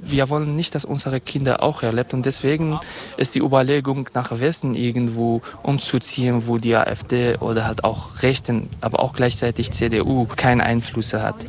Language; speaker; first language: German; non-native, fluent; Kurdish